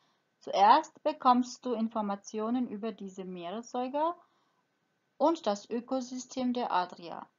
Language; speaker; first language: German; non-native, fluent; Croatian